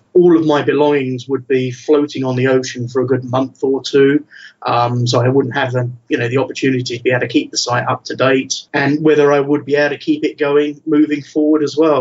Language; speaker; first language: English; native; English